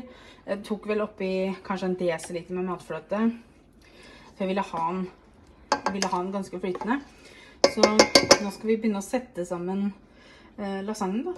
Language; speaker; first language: Norwegian; native; Norwegian